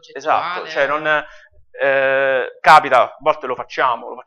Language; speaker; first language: Italian; native; Italian